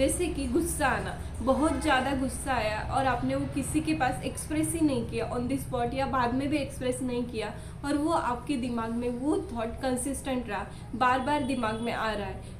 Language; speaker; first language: Hindi; non-native, local second language; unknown